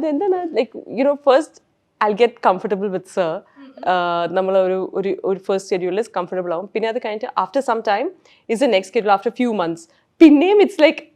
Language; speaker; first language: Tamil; non-native, learner; Malayalam